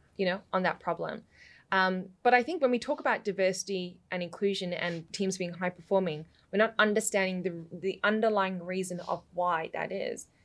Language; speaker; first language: English; native; English